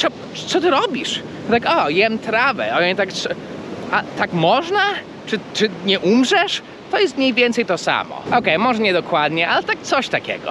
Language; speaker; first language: Polish; early bilingual, heritage; Polish